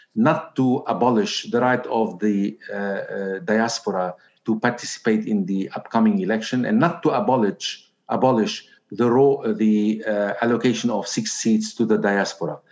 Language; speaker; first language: English; non-native, fluent; Arabic